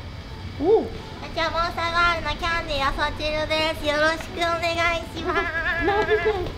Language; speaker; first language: Japanese; native; Japanese